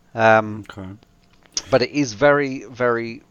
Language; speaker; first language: English; native; English